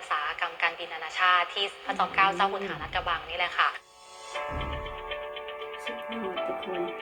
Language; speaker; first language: Thai; native; Thai